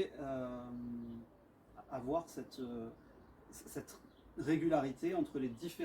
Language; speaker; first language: French; native; French